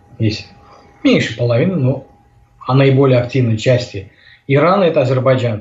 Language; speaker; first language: Russian; native; Russian